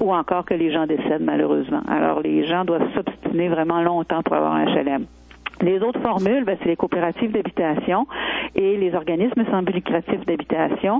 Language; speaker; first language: French; native; French